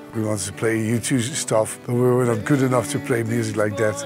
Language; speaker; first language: English; non-native, fluent; Dutch